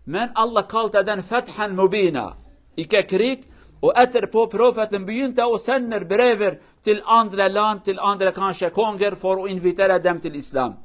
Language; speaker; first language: Norwegian; non-native, learner; Kurdish